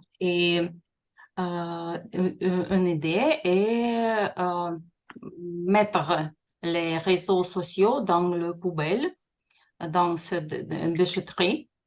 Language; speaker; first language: French; non-native, learner; Russian